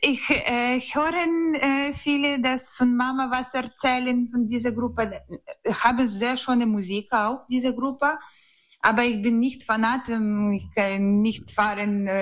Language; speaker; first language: German; non-native, learner; Ukrainian